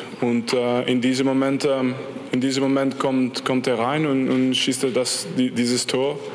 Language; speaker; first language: German; non-native, fluent; French